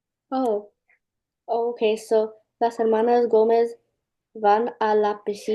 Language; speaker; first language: Spanish; non-native, learner; English